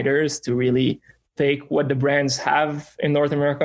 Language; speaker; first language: English; native; English